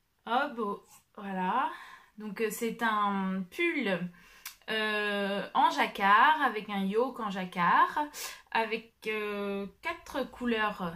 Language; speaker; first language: French; native; French